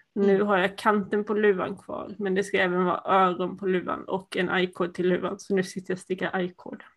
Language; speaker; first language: Swedish; native; Swedish